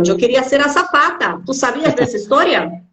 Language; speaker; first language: Spanish; non-native, fluent; Portuguese